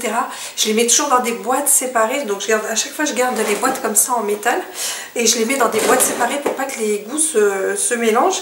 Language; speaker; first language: French; native; French